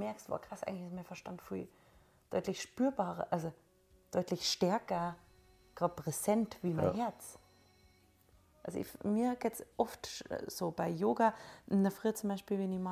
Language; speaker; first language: German; native; German